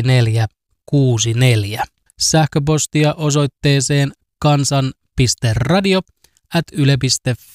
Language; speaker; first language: Finnish; native; Finnish